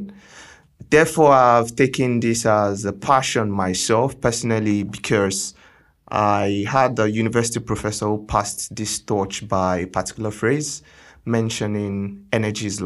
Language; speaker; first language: English; non-native, local second language; Yoruba